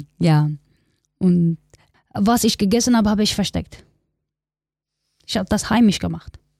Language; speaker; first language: German; non-native, learner; Kurdish